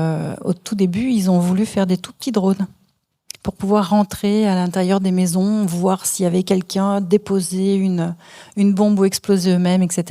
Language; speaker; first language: French; native; French